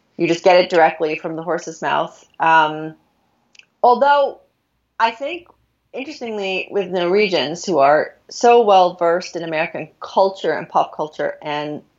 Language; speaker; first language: English; non-native, fluent; Norwegian